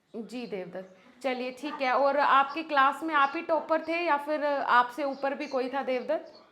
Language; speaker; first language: Hindi; native; Hindi